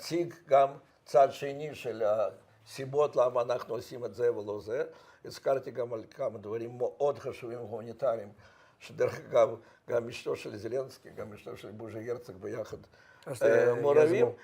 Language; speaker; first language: Hebrew; non-native, fluent; Russian